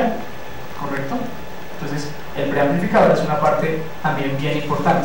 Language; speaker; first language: Spanish; native; Spanish